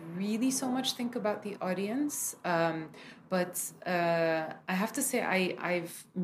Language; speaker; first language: English; early bilingual, other home language; Arabic